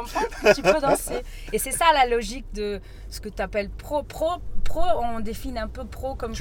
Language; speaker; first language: French; non-native, fluent; Portuguese